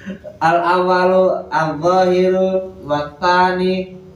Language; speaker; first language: Arabic; non-native, learner; Indonesian